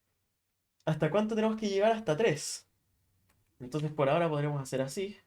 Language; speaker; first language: Spanish; native; Spanish